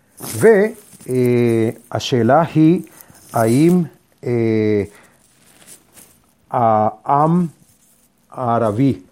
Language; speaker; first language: Hebrew; non-native, fluent; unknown